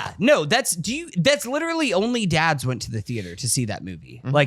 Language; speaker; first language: English; native; English